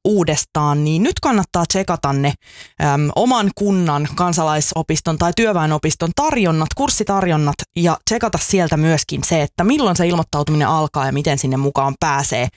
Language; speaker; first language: Finnish; native; Finnish